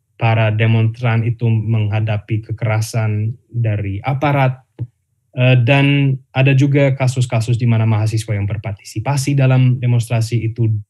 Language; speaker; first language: Indonesian; non-native, fluent; English